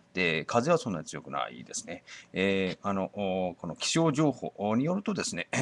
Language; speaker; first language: Japanese; native; Japanese